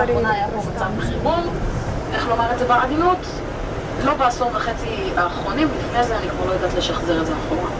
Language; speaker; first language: Hebrew; native; Hebrew